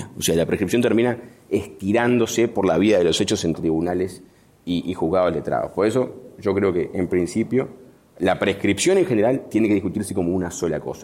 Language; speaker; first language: Spanish; native; Spanish